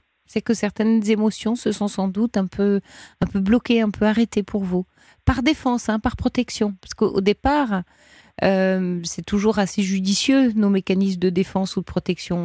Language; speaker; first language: French; native; French